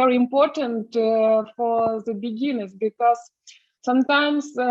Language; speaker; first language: English; non-native, learner; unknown